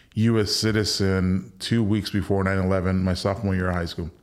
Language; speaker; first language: English; early bilingual, other home language; Spanish